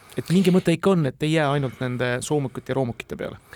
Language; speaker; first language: Estonian; native; Estonian